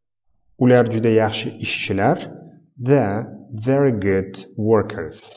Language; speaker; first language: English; non-native, fluent; Uzbek